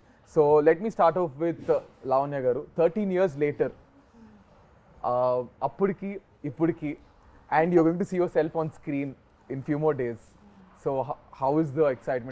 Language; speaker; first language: Telugu; native; Telugu